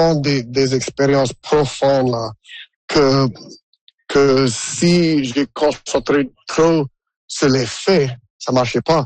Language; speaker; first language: French; non-native, local second language; English